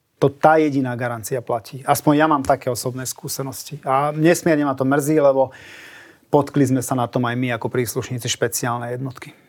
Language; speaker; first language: Slovak; non-native, local second language; Hungarian